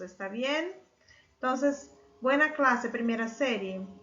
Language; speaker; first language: Spanish; non-native, fluent; Portuguese